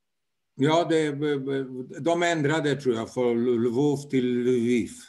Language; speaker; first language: Swedish; non-native, fluent; Polish